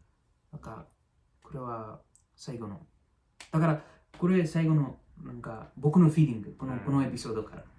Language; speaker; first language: Japanese; non-native, learner; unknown